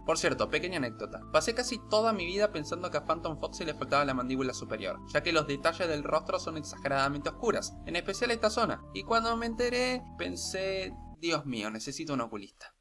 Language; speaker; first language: Spanish; native; Spanish